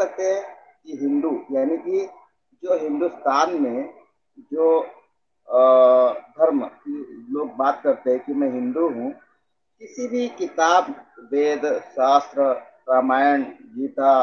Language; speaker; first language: Hindi; native; Hindi